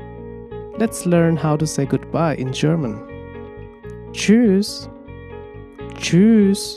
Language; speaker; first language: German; non-native, fluent; Nepali